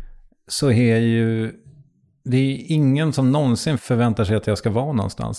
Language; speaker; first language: Swedish; native; Swedish